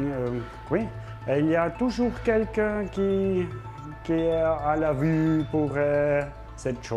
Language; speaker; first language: French; non-native, local second language; German